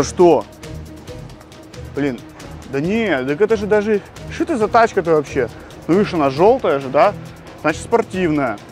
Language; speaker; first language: Russian; native; Russian